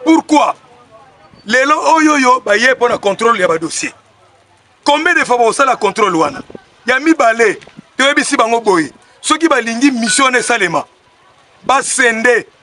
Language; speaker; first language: Lingala; non-native, local second language; Kongo